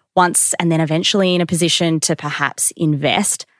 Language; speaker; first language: English; native; English